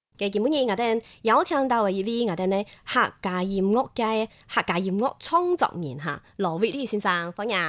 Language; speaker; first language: Chinese; non-native, local second language; Hakka Chinese